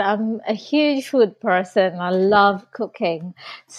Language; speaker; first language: English; non-native, local second language; Bangla